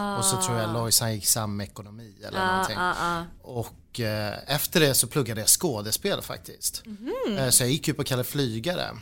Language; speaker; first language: Swedish; native; Swedish